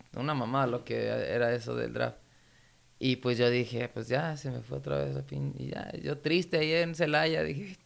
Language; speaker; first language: Spanish; early bilingual, heritage; Spanish